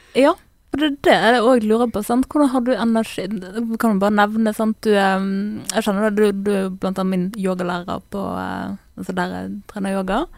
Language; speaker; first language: Norwegian; native; Norwegian